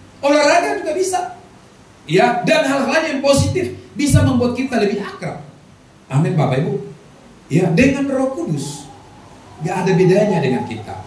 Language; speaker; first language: Indonesian; non-native, local second language; Batak Toba